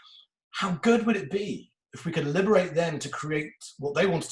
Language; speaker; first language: English; native; English